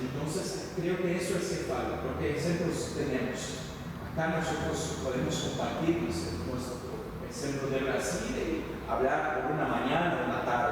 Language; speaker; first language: Spanish; non-native, fluent; Portuguese